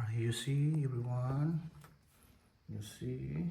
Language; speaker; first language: English; non-native, learner; Khmer